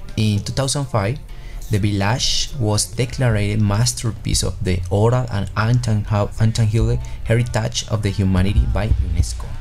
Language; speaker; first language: English; non-native, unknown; Spanish